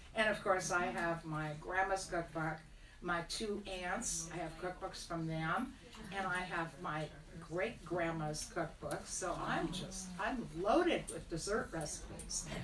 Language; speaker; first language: English; native; English